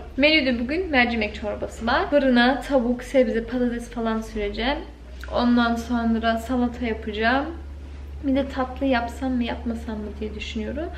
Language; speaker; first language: Turkish; early bilingual, heritage; Turkish